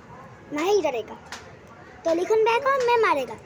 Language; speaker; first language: Hindi; non-native, learner; Bangla